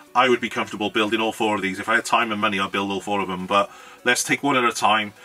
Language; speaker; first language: English; native; English